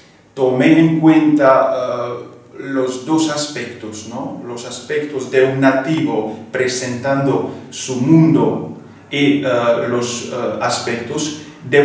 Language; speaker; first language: Spanish; non-native, fluent; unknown